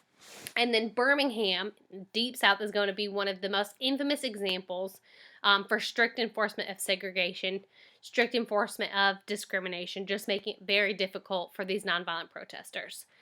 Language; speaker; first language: English; native; English